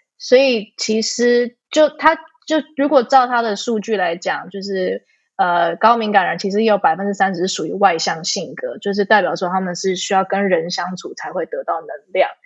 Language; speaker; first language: Chinese; early bilingual, heritage; Chinese